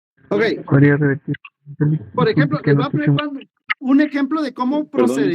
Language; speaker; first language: Spanish; native; Spanish